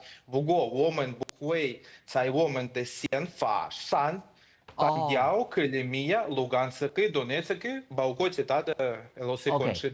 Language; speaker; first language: Chinese; non-native, fluent; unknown